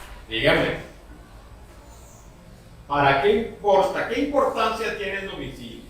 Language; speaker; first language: Spanish; native; Spanish